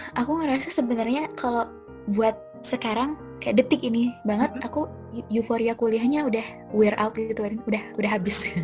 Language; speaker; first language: Indonesian; native; Indonesian